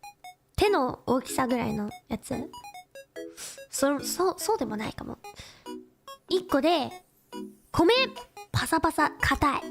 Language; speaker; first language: Japanese; non-native, learner; English